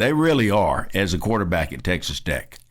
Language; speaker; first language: English; native; English